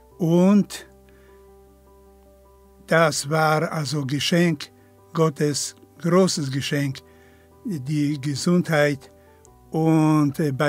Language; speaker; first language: German; non-native, fluent; Polish